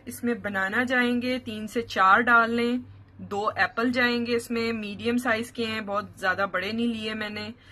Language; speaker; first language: Urdu; native; Urdu